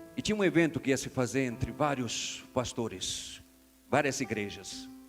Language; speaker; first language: Portuguese; non-native, fluent; Spanish